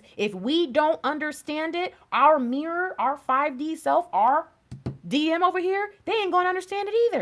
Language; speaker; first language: English; native; English